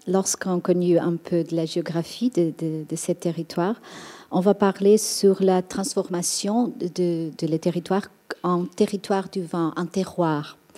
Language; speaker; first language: French; non-native, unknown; Portuguese